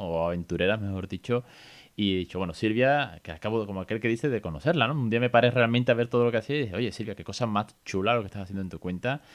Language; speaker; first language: Spanish; native; Spanish